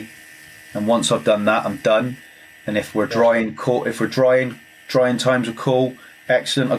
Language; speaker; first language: English; native; English